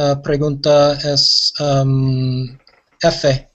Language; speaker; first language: Spanish; non-native, learner; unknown